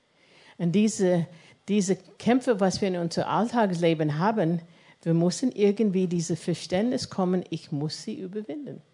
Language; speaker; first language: German; non-native, fluent; English